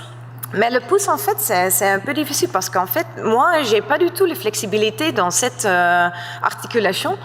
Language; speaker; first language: French; non-native, fluent; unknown